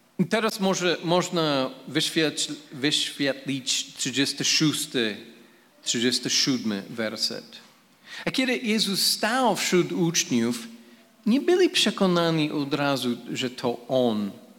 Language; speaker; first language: Polish; non-native, fluent; English